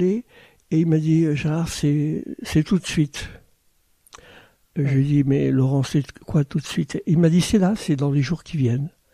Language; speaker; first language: French; native; French